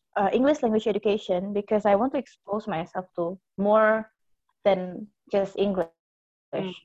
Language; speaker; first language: English; non-native, fluent; Indonesian